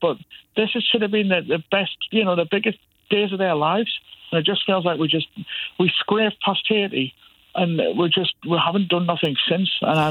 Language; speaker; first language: English; native; English